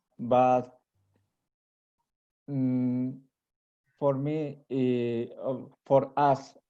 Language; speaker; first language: English; non-native, learner; Spanish